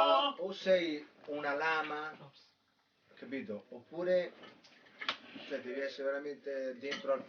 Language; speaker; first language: Italian; native; Italian